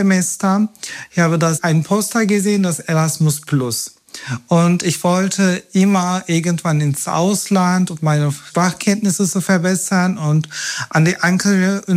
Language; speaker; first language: German; non-native, fluent; Turkish